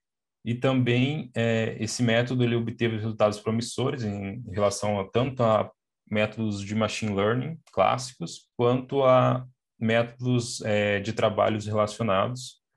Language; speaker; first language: Portuguese; native; Portuguese